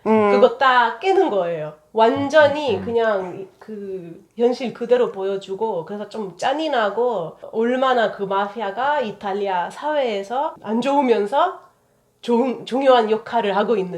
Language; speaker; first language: Korean; non-native, fluent; Italian